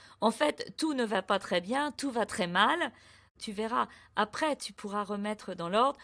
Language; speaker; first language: French; native; French